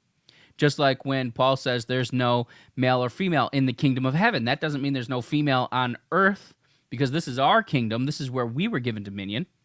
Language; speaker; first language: English; native; English